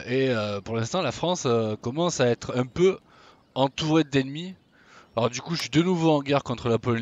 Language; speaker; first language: French; native; French